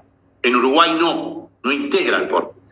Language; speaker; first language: Spanish; native; Spanish